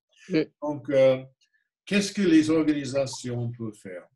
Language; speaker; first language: French; non-native, fluent; English